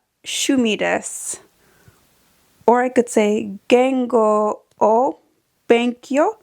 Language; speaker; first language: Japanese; non-native, learner; English